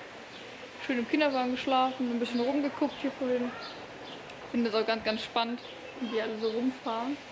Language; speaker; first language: German; native; German